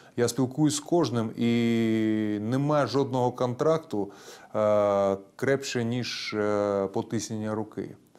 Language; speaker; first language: Ukrainian; non-native, local second language; Russian